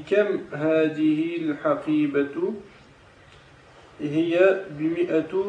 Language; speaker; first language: Arabic; non-native, learner; French